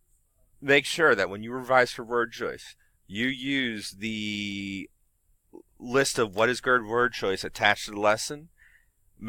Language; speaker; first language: English; native; English